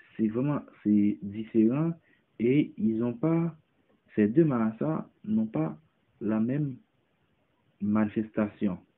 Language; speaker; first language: French; non-native, local second language; Haitian Creole